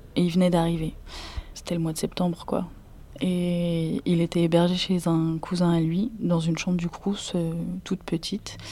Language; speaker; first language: French; native; French